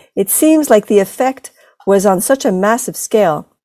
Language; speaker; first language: English; non-native, fluent; Italian